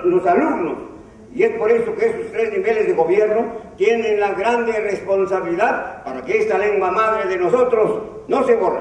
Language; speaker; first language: Spanish; non-native, local second language; Zapotec